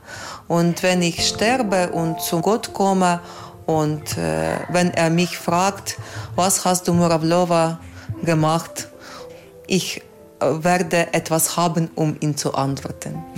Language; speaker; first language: German; non-native, fluent; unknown